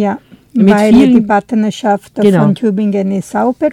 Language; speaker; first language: German; non-native, learner; Italian